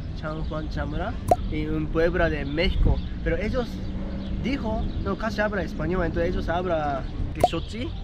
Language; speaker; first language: Spanish; non-native, learner; Japanese